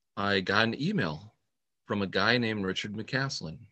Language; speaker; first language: English; native; English